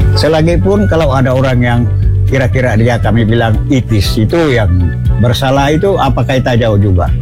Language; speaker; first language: Malay; non-native, local second language; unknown